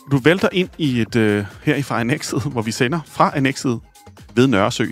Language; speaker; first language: Danish; native; Danish